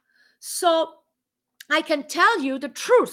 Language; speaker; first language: English; non-native, fluent; Swiss German